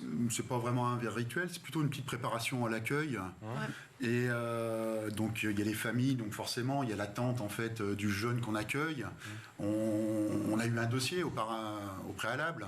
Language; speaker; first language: French; native; French